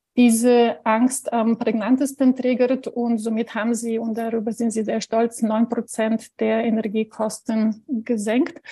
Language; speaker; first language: German; non-native, fluent; Bulgarian